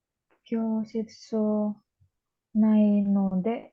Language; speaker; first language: Japanese; non-native, learner; Indonesian